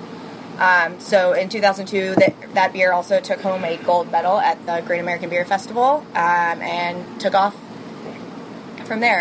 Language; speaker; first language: English; native; English